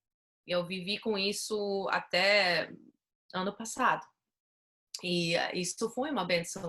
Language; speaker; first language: Portuguese; non-native, fluent; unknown